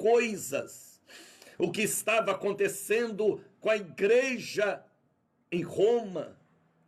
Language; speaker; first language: Portuguese; native; Portuguese